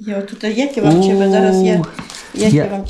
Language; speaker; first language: Polish; early bilingual, heritage; Ukrainian